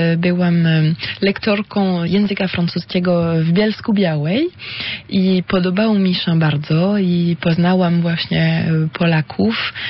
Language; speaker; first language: Polish; non-native, fluent; French